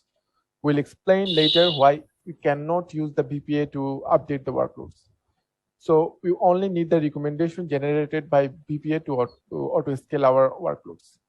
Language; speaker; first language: English; non-native, local second language; Bangla